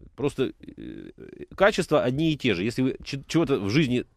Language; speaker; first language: Russian; native; Russian